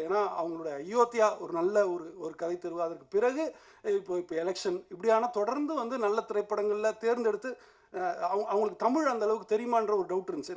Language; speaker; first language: Tamil; native; Tamil